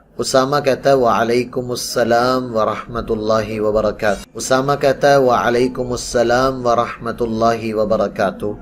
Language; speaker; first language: Urdu; non-native, local second language; Punjabi